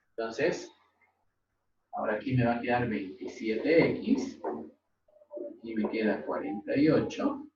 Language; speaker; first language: Spanish; native; Spanish